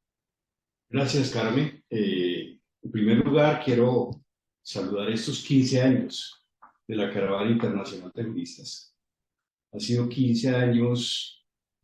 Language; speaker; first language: Spanish; native; Spanish